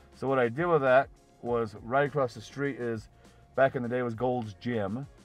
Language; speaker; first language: English; native; English